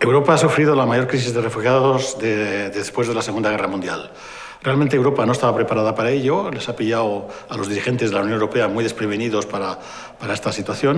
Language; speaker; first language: Spanish; native; Spanish